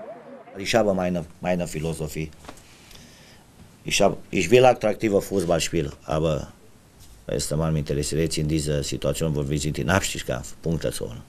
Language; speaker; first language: German; non-native, learner; Romanian